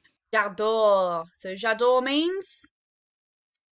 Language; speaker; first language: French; non-native, learner; English